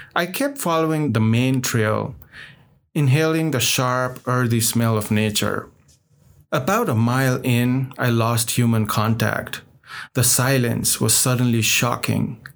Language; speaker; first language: English; non-native, local second language; Nepali